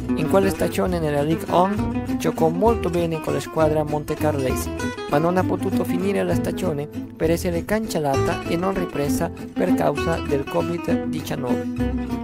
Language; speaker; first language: Italian; non-native, fluent; Spanish